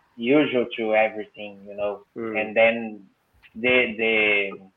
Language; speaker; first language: English; non-native, learner; Portuguese